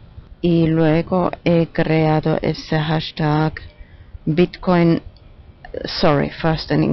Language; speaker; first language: Spanish; non-native, fluent; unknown